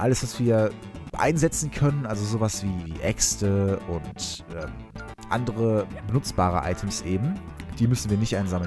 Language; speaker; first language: German; native; German